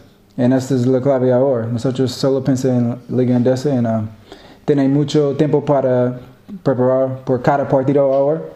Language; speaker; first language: Spanish; non-native, learner; English